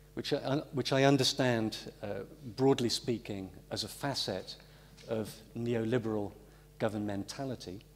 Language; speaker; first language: English; native; English